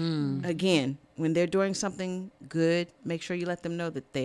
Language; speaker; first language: English; native; English